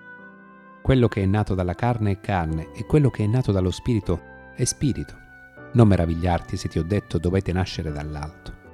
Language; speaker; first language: Italian; native; Italian